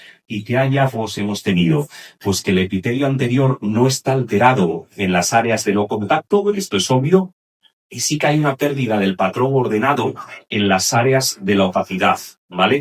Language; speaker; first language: Spanish; native; Spanish